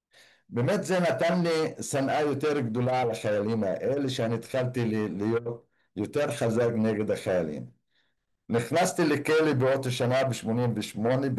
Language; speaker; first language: Hebrew; non-native, local second language; Arabic